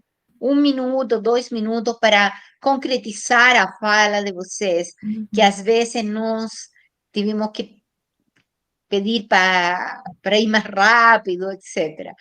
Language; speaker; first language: Portuguese; non-native, fluent; Spanish